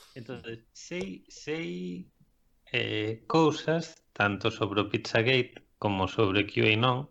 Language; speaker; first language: Galician; non-native, local second language; Spanish